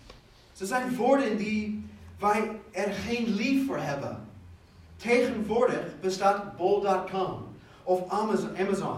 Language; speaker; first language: Dutch; non-native, fluent; English